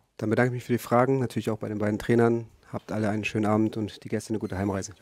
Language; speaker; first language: German; native; German